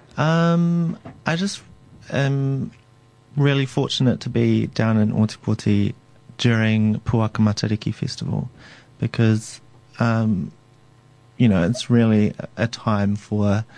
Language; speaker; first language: English; native; English